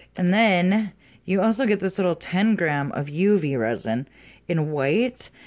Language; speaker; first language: English; native; English